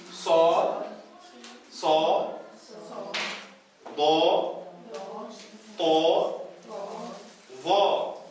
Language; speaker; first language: Arabic; non-native, fluent; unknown